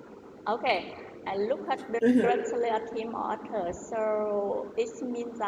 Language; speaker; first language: English; non-native, learner; Vietnamese